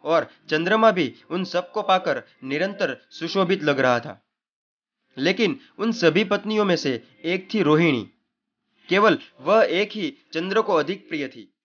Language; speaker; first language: Hindi; non-native, local second language; Gujarati